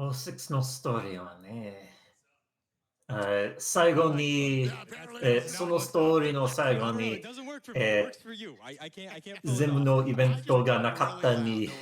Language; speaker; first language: Japanese; non-native, learner; English